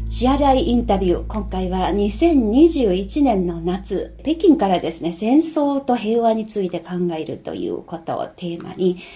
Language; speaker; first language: Japanese; non-native, fluent; Chinese